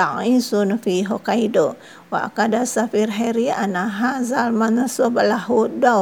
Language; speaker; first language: Arabic; non-native, fluent; Indonesian